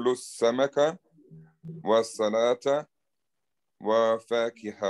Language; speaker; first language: Arabic; non-native, learner; German